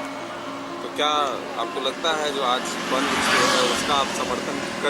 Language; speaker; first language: Hindi; native; Hindi